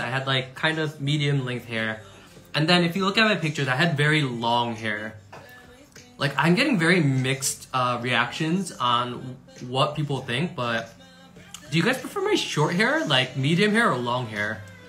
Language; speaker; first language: English; early bilingual, other home language; Korean